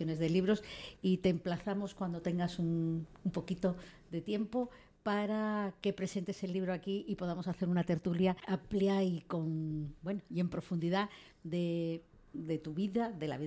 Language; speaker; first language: Spanish; native; Spanish